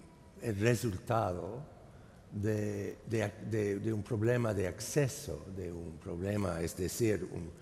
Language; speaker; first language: Spanish; non-native, fluent; English